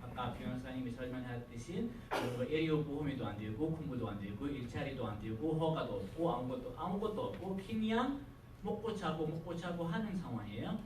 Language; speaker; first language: Korean; non-native, fluent; Arabic